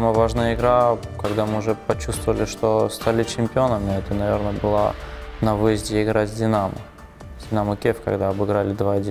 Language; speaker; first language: Russian; non-native, fluent; Armenian